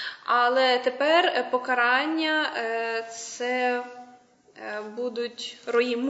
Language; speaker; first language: Ukrainian; native; Ukrainian